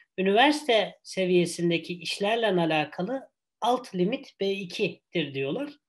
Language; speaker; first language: Turkish; native; Turkish